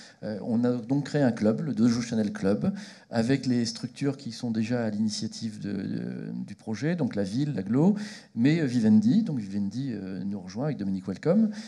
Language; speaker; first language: French; native; French